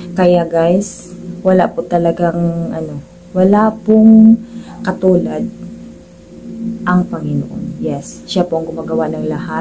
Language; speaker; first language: Filipino; native; Filipino